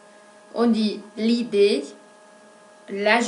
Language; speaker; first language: French; non-native, fluent; Spanish